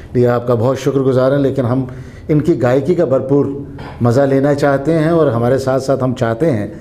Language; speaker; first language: Hindi; native; Hindi